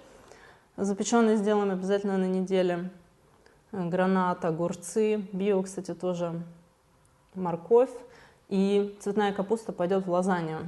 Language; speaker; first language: Russian; native; Russian